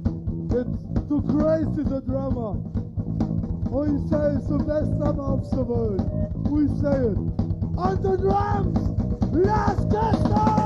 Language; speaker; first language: English; non-native, learner; German